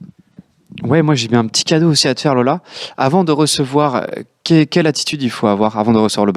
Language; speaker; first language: French; native; French